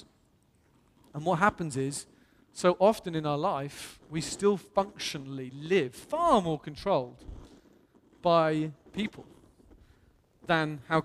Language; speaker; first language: English; native; English